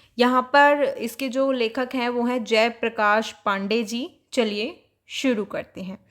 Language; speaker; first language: Hindi; native; Hindi